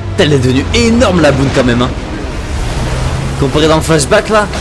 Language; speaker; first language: French; native; French